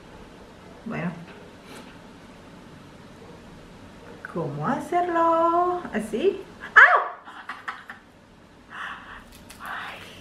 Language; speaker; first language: Spanish; non-native, learner; Indonesian